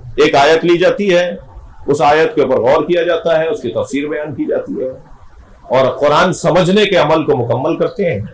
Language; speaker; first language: Urdu; native; Urdu